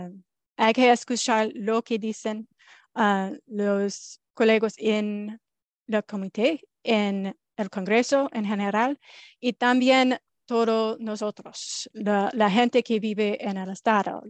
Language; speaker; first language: Spanish; non-native, fluent; English